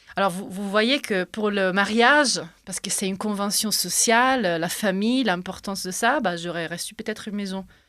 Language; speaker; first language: French; non-native, fluent; Italian